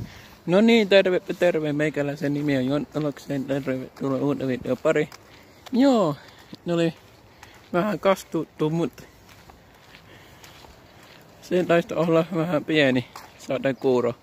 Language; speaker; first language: Finnish; native; Finnish